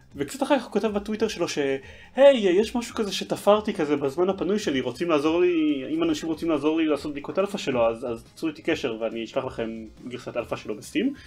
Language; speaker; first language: Hebrew; native; Hebrew